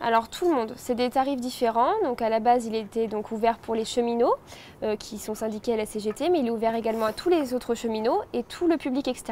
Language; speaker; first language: French; native; French